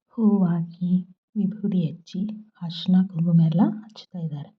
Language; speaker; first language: Kannada; non-native, local second language; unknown